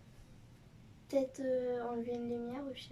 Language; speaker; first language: French; native; French